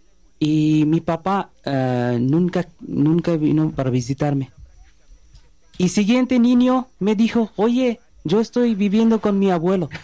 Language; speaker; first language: Spanish; non-native, learner; Bangla